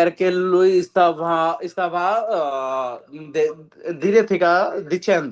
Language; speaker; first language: Italian; non-native, learner; Bangla